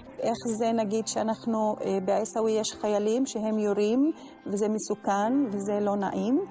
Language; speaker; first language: Hebrew; non-native, local second language; Arabic